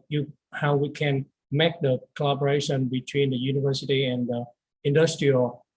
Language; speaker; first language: English; non-native, learner; Vietnamese